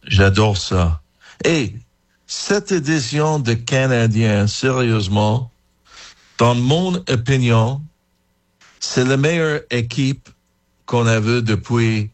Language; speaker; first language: French; non-native, fluent; English